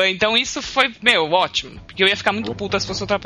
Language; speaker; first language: Portuguese; native; Portuguese